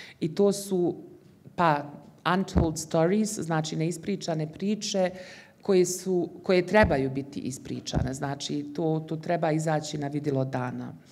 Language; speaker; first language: Bosnian; early bilingual, heritage; Bosnian